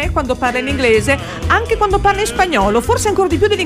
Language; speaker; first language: Italian; native; Italian